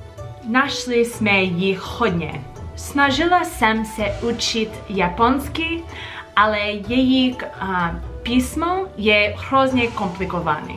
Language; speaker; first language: Czech; non-native, learner; English